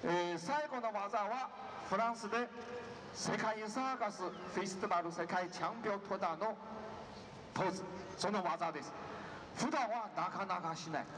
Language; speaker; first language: Japanese; non-native, learner; Chinese